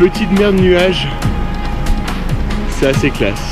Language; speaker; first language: French; native; French